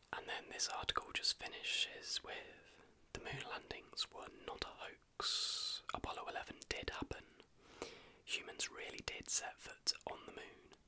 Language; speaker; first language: English; native; English